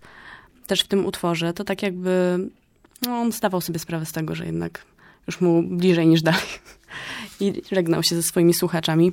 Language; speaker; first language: Polish; native; Polish